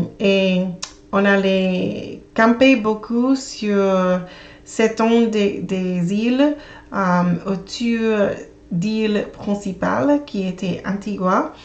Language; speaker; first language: French; non-native, learner; English